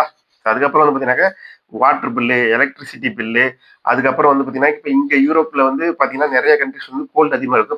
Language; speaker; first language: Tamil; native; Tamil